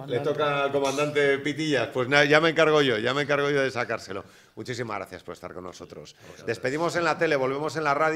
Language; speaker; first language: Spanish; native; Spanish